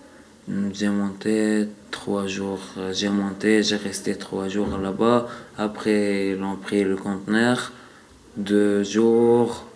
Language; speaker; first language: French; non-native, learner; Arabic